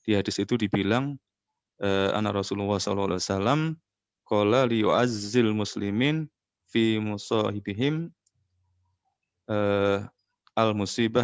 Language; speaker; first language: Indonesian; native; Indonesian